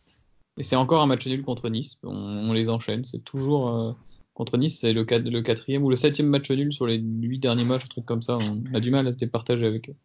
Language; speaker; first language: French; native; French